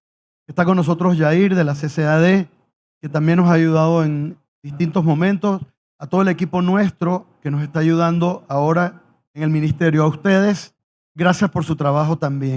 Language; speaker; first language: Spanish; native; Spanish